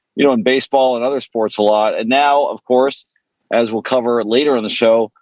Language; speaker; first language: English; non-native, fluent; French